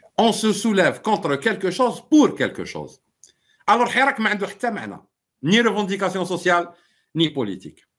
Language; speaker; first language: French; non-native, local second language; Arabic